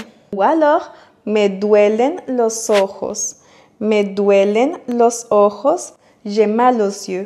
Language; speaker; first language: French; non-native, fluent; Spanish